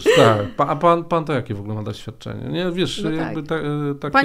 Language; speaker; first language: Polish; native; Polish